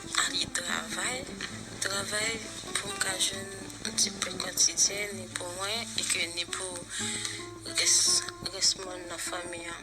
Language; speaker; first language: Haitian Creole; native; Haitian Creole